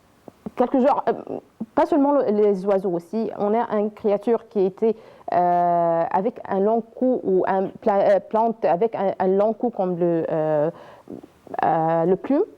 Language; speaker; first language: French; non-native, learner; Arabic